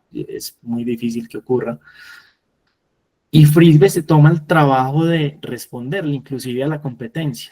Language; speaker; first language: Spanish; native; Spanish